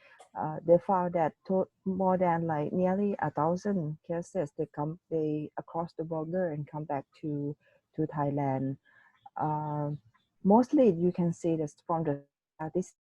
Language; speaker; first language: English; non-native, learner; Thai